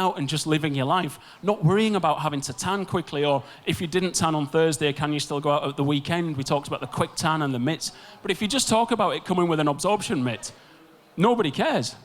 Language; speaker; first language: English; native; English